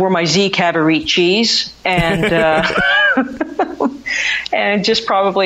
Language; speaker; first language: English; native; English